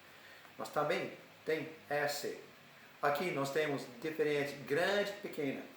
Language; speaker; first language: Portuguese; non-native, learner; English